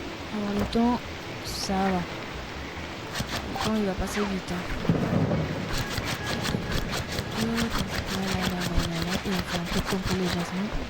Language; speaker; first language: French; non-native, fluent; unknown